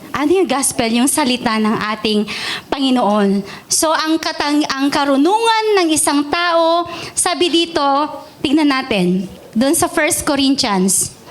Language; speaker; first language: Filipino; non-native, local second language; Iloko